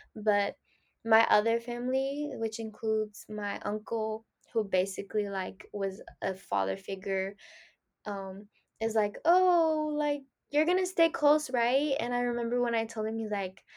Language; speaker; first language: English; early bilingual, other home language; Spanish